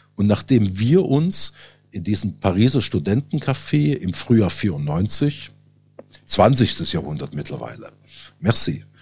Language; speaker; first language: German; native; German